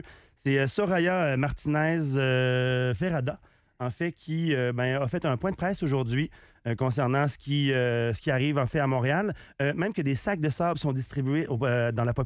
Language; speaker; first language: French; native; French